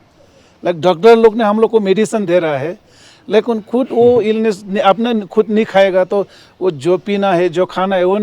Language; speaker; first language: Hindi; non-native, local second language; Ladakhi